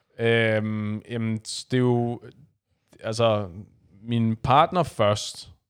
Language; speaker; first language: Danish; native; Danish